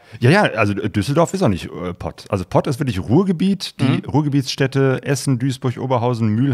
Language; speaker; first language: German; native; German